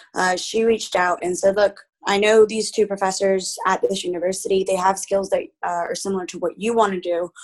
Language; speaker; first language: English; early bilingual, other home language; Spanish